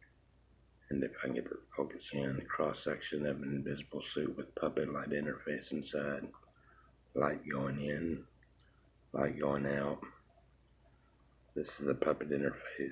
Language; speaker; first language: English; native; English